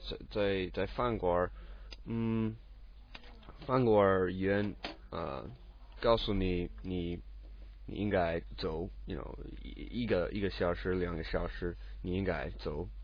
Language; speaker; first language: Chinese; non-native, learner; English